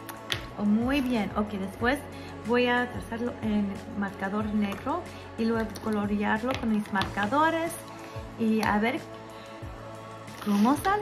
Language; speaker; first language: Spanish; early bilingual, heritage; Spanish